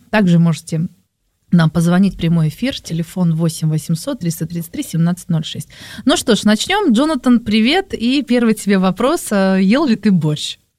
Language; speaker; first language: Russian; native; Russian